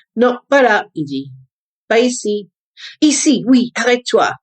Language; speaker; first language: French; early bilingual, other home language; English